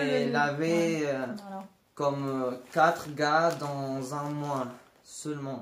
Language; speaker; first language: French; non-native, learner; Spanish